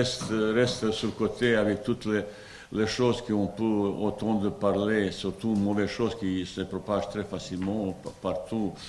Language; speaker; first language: French; non-native, fluent; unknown